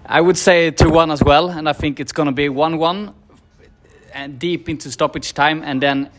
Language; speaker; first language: English; non-native, fluent; Swedish